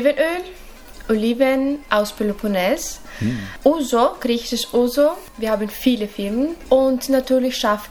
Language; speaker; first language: German; non-native, learner; Greek